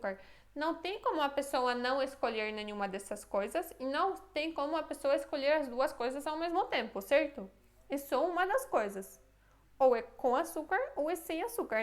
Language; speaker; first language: Portuguese; non-native, fluent; Polish